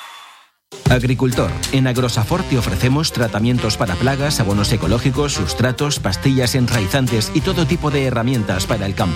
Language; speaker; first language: Spanish; native; Spanish